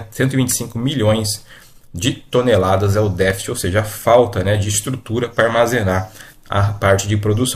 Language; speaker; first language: Portuguese; native; Portuguese